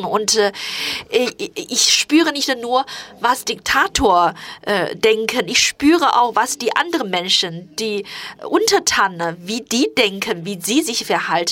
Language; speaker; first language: German; non-native, fluent; Chinese